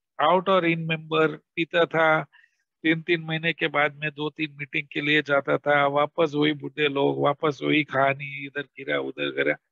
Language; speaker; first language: Hindi; non-native, local second language; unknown